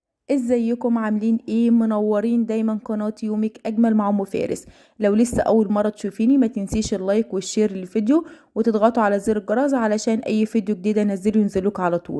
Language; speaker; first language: Arabic; native; Arabic